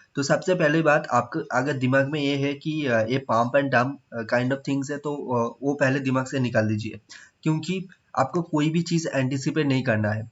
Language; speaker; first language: Hindi; non-native, local second language; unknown